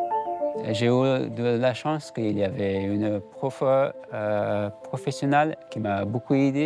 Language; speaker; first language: French; non-native, learner; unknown